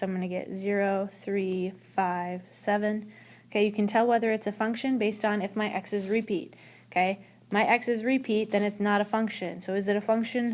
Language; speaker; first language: English; native; English